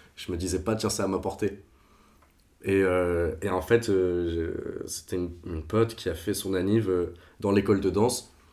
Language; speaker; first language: French; non-native, fluent; Portuguese